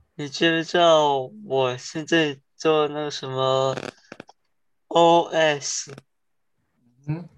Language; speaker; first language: Chinese; early bilingual, heritage; Chinese